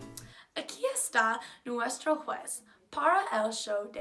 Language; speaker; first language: Spanish; non-native, learner; English